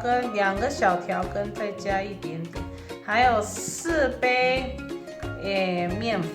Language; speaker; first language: Chinese; early bilingual, heritage; Chinese